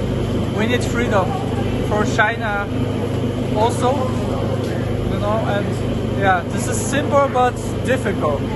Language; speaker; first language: English; non-native, learner; Polish